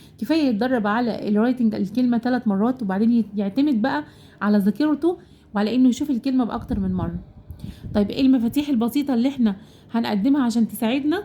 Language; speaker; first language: Arabic; native; Arabic